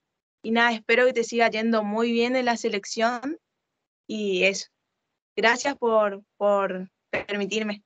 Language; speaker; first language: Spanish; native; Spanish